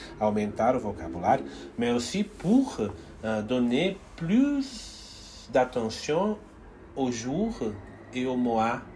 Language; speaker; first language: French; non-native, fluent; Portuguese